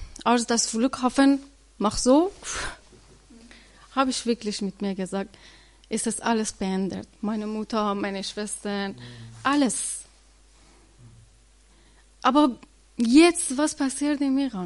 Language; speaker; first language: German; non-native, learner; Persian